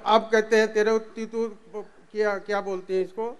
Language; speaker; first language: Hindi; native; Hindi